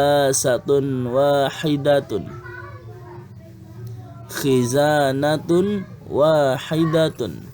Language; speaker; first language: Arabic; non-native, fluent; Indonesian